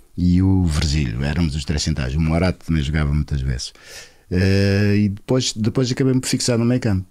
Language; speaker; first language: Portuguese; non-native, local second language; Kabuverdianu